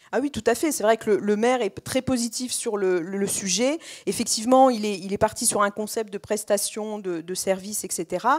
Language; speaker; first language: French; native; French